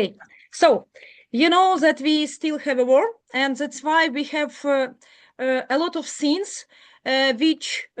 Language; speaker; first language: English; non-native, learner; Ukrainian